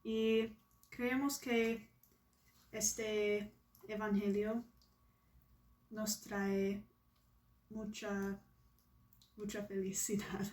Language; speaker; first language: Spanish; non-native, learner; English